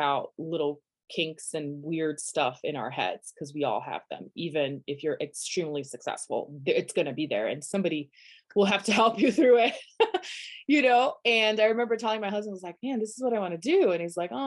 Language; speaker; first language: English; non-native, fluent; Portuguese